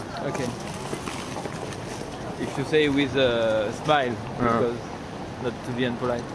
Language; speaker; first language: English; non-native, learner; French